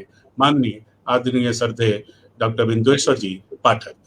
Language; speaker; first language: Hindi; native; Hindi